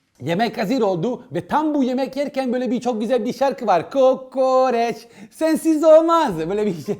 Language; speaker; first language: Turkish; non-native, learner; Italian